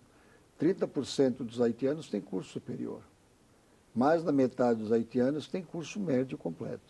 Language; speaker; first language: Portuguese; native; Portuguese